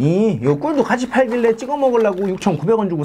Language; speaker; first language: Korean; native; Korean